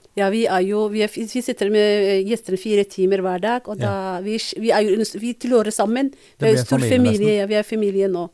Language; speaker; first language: Norwegian; non-native, fluent; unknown